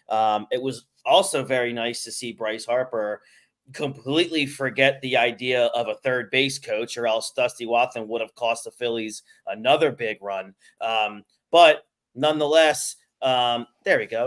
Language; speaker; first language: English; native; English